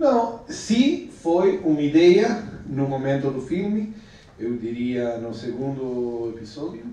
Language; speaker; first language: Portuguese; non-native, fluent; Spanish